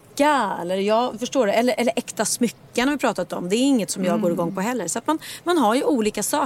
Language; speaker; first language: Swedish; native; Swedish